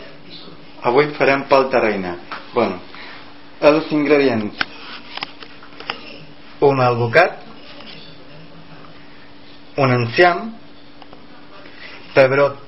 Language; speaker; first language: Catalan; non-native, learner; Spanish